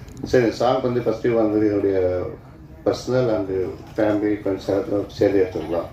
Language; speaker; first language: Tamil; native; Tamil